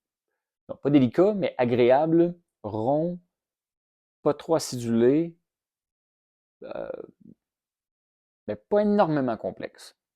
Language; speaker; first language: French; native; French